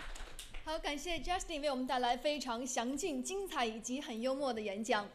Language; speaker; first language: Chinese; native; Chinese